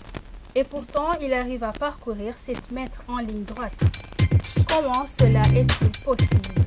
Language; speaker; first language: French; non-native, local second language; Comorian